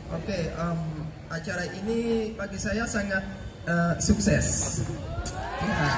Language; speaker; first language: Indonesian; non-native, fluent; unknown